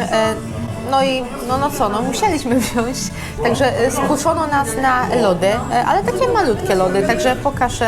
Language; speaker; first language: Polish; native; Polish